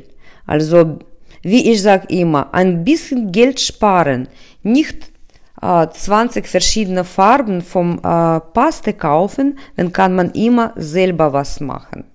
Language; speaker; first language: German; non-native, learner; Russian